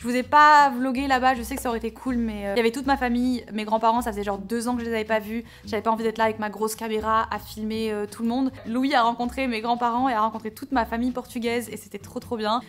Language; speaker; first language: French; native; French